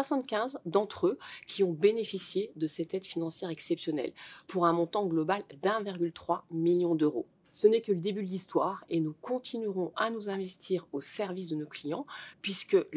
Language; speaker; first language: French; native; French